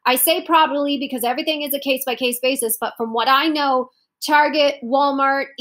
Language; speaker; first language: English; native; English